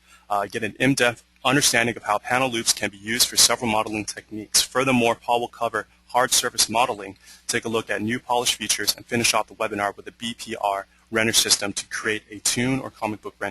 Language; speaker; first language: English; native; English